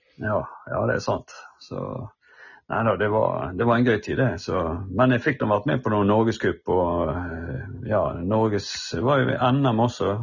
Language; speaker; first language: Norwegian; native; Norwegian